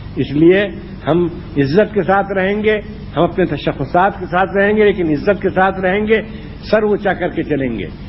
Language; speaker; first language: Urdu; native; Urdu